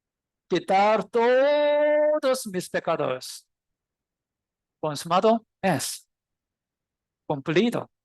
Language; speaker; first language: Spanish; non-native, learner; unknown